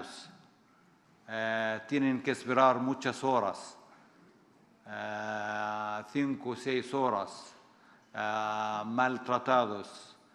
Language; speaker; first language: Spanish; non-native, fluent; Arabic